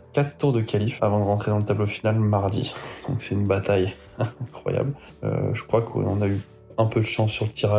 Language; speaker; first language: French; native; French